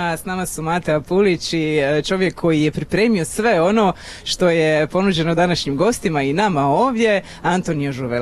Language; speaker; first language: Croatian; native; Croatian